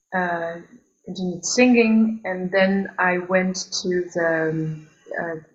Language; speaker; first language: English; early bilingual, other home language; Albanian